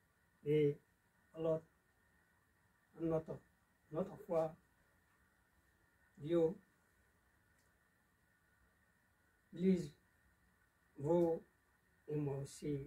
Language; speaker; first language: French; non-native, learner; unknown